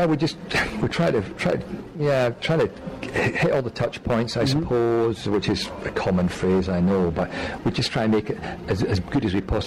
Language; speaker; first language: English; native; English